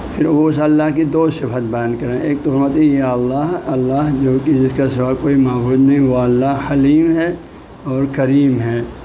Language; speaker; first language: Urdu; non-native, local second language; Balti